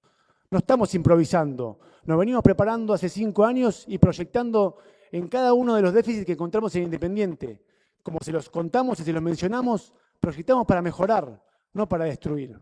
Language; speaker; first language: Spanish; native; Spanish